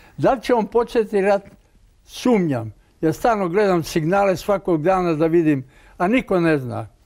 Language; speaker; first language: Croatian; native; Croatian